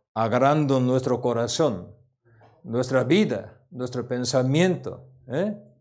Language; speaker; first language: Spanish; non-native, learner; Korean